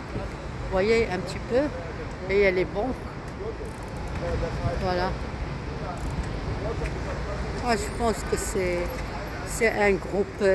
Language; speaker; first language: French; non-native, local second language; Arabic